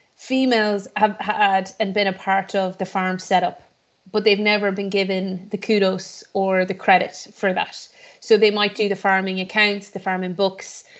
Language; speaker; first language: English; native; English